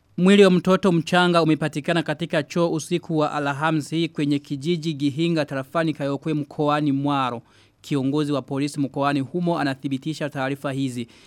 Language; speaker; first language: Swahili; non-native, local second language; Rundi